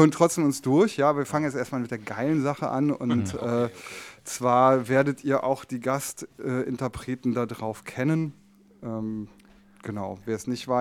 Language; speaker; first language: German; native; German